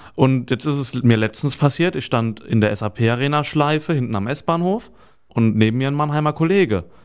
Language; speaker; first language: German; native; German